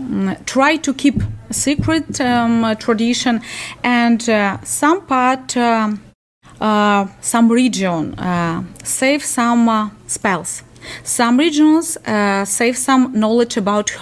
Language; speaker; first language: English; non-native, learner; Ukrainian